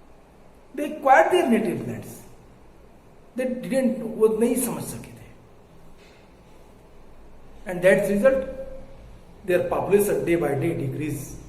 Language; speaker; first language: English; non-native, local second language; Hindi